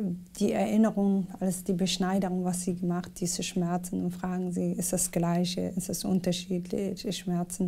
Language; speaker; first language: German; non-native, learner; Somali